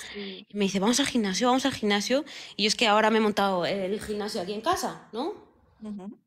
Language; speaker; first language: Spanish; native; Spanish